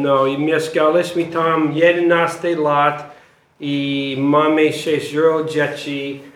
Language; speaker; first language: Polish; non-native, learner; English